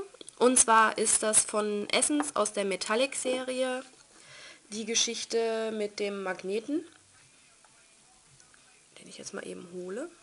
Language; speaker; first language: German; native; German